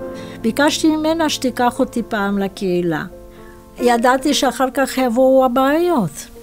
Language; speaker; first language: Hebrew; non-native, fluent; Romanian